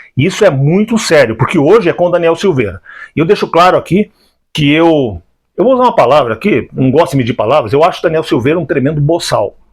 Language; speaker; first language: Portuguese; native; Portuguese